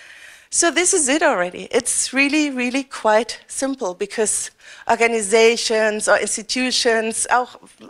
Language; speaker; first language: English; non-native, fluent; German